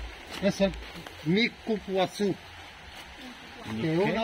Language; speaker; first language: Spanish; non-native, fluent; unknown